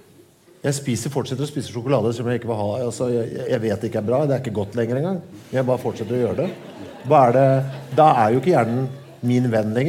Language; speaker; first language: Norwegian; native; Norwegian